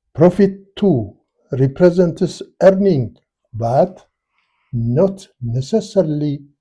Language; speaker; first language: English; non-native, local second language; Amharic